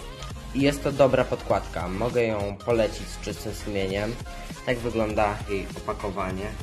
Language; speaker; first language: Polish; native; Polish